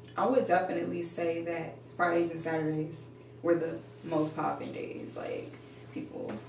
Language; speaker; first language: English; native; English